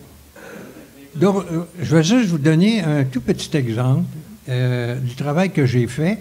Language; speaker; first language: French; native; French